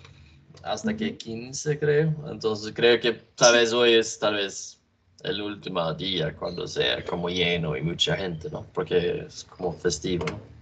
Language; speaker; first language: Spanish; non-native, learner; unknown